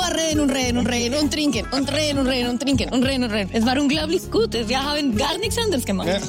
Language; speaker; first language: German; non-native, learner; Spanish